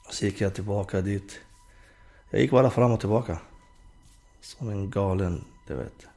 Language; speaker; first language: Swedish; non-native, fluent; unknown